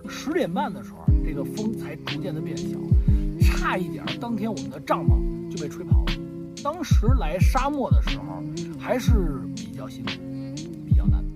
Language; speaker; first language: Chinese; native; Chinese